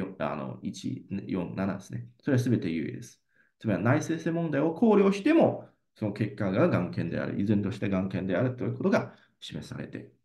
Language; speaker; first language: Japanese; non-native, fluent; Chinese